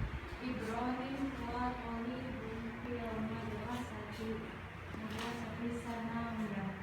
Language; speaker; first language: Arabic; non-native, learner; Indonesian